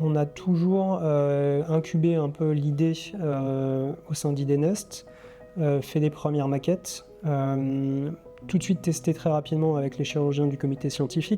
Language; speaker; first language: French; native; French